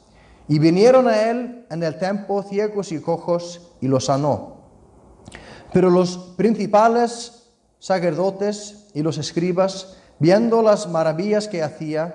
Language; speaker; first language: Spanish; non-native, fluent; Icelandic